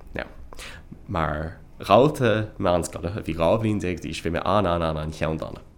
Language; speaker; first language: Irish; non-native, local second language; English